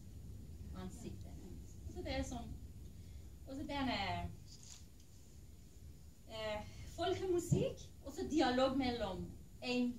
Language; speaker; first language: Norwegian; non-native, learner; Persian